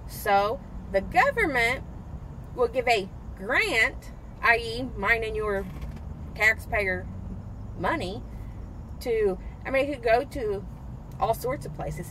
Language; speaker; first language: English; native; English